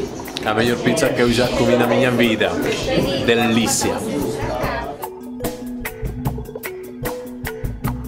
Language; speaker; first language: Portuguese; non-native, fluent; Czech